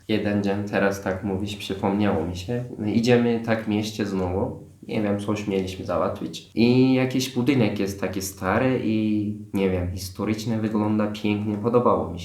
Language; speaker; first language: Polish; non-native, fluent; Turkish